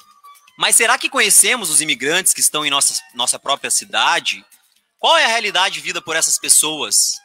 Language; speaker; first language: Portuguese; native; Portuguese